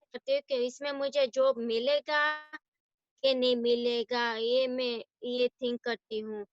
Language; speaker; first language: Hindi; non-native, local second language; Gujarati